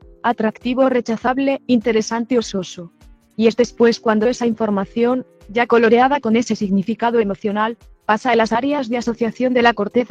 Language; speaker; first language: Spanish; native; Spanish